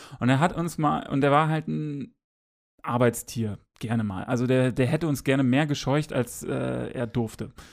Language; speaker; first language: German; native; German